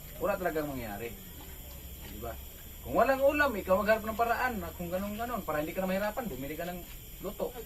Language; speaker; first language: Filipino; non-native, local second language; Masbatenyo